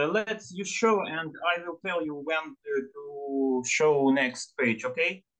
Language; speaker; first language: English; non-native, learner; Ukrainian